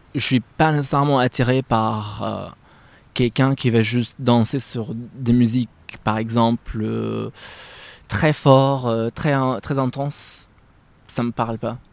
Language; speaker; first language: French; non-native, fluent; Arabic